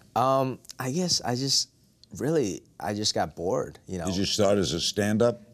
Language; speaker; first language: English; non-native, local second language; Cantonese